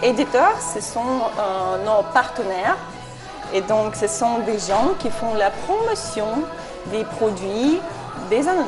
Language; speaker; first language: French; non-native, fluent; Ukrainian